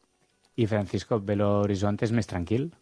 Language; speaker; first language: Catalan; native; Catalan